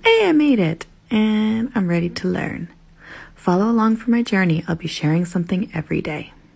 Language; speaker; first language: English; native; English